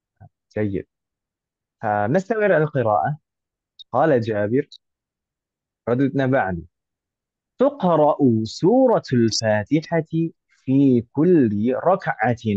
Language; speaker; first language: Arabic; non-native, fluent; Indonesian